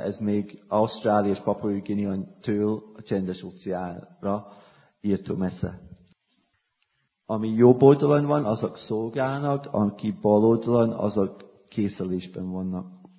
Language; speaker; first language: Hungarian; non-native, fluent; English